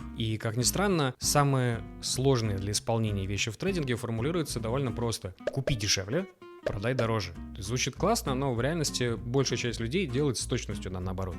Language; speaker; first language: Russian; native; Russian